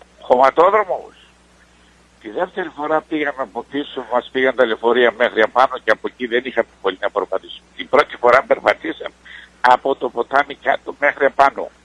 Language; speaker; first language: Greek; native; Greek